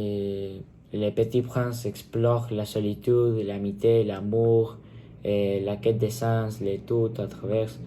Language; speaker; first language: French; non-native, learner; Spanish